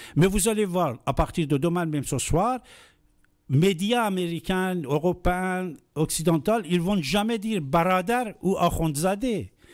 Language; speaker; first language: French; non-native, fluent; Persian